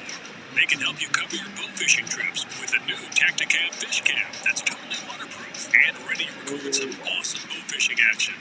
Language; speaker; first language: English; native; English